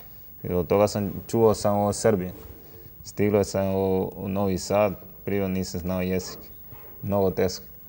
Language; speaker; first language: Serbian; non-native, learner; Spanish